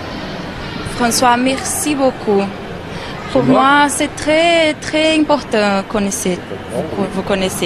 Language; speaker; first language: French; non-native, learner; Portuguese